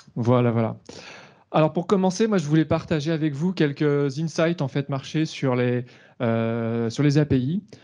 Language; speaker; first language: French; native; French